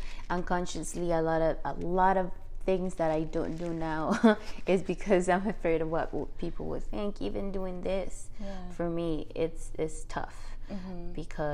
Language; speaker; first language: English; non-native, fluent; Spanish